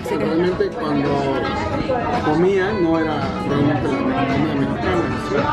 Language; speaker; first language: Spanish; native; Spanish